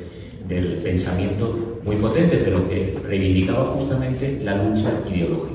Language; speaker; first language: Spanish; native; Spanish